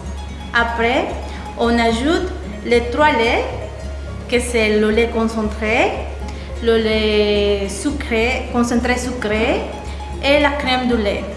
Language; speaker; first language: French; non-native, learner; Spanish